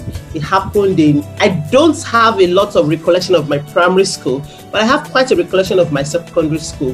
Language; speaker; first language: English; non-native, local second language; Yoruba